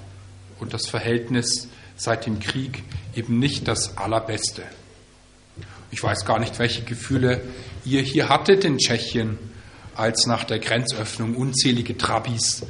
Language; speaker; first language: German; native; German